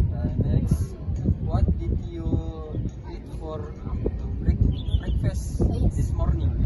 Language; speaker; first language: English; non-native, learner; Indonesian